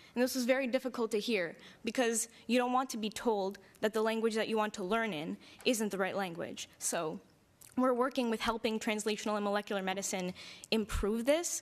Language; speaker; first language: English; early bilingual, other home language; Romanian